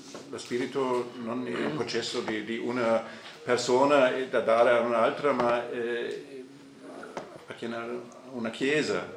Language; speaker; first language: Italian; non-native, fluent; German